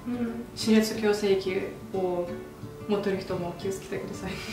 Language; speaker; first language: Japanese; non-native, learner; Russian